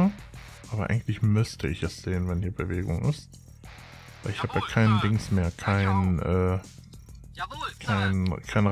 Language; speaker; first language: German; native; German